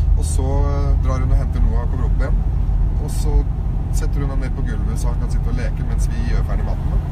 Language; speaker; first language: Norwegian; early bilingual, other home language; Arabic